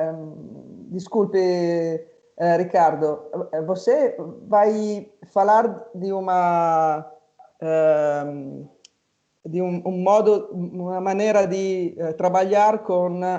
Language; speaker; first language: Portuguese; non-native, fluent; Italian